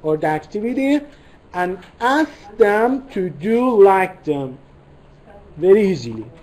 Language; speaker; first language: English; non-native, fluent; Persian